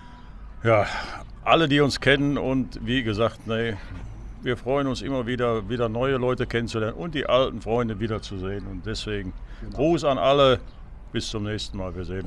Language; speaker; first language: German; native; German